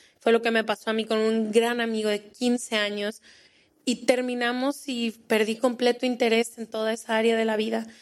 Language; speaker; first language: Spanish; native; Spanish